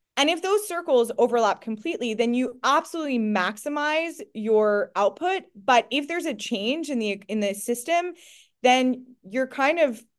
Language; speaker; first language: English; native; English